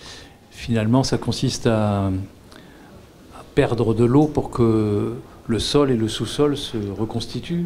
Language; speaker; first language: French; native; French